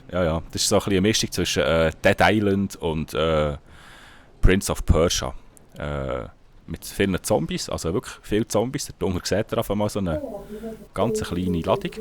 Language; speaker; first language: German; native; German